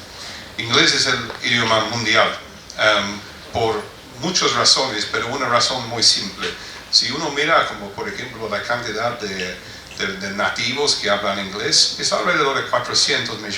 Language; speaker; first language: Spanish; non-native, fluent; English